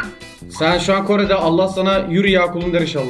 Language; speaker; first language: Turkish; native; Turkish